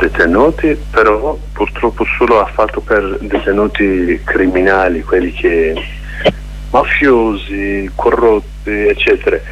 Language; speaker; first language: Italian; non-native, learner; Kurdish